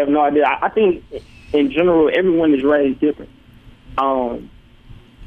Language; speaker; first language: English; native; English